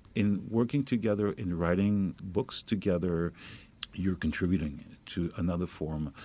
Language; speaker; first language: English; non-native, fluent; French